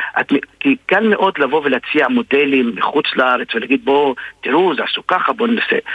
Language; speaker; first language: Hebrew; non-native, local second language; Arabic